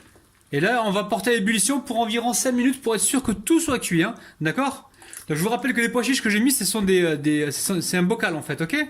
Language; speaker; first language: French; native; French